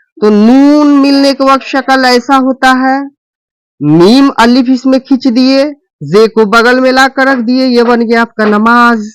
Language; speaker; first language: Hindi; native; Hindi